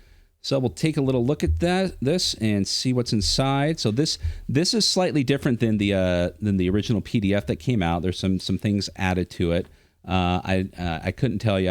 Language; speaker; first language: English; native; English